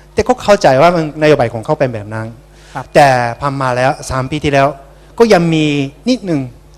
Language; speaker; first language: Thai; non-native, fluent; Japanese